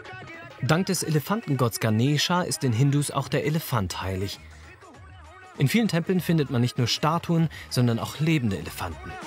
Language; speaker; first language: German; native; German